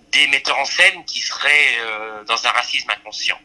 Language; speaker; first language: French; native; French